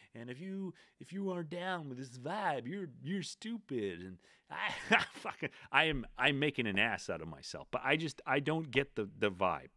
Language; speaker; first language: English; native; English